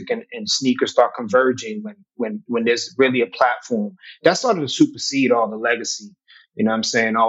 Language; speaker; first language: English; native; English